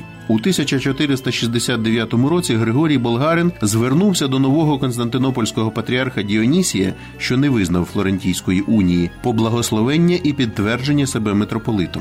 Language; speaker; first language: Ukrainian; native; Ukrainian